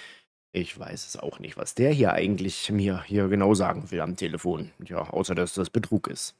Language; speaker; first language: German; native; German